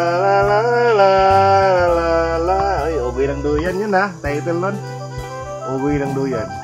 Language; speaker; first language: Filipino; non-native, local second language; Cebuano